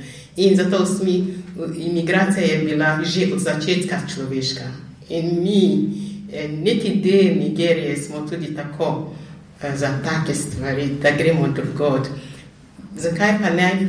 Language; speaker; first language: Slovenian; non-native, fluent; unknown